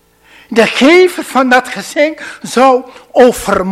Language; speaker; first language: Dutch; non-native, fluent; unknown